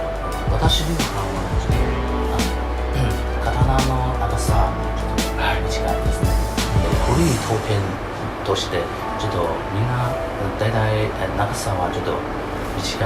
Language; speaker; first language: Japanese; non-native, learner; Chinese